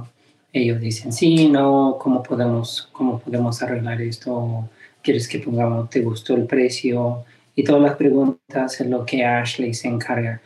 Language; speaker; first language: Spanish; early bilingual, heritage; Spanish